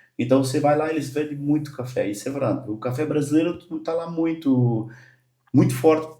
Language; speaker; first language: Portuguese; native; Portuguese